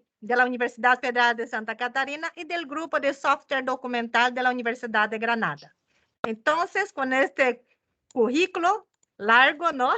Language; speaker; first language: Spanish; non-native, fluent; Portuguese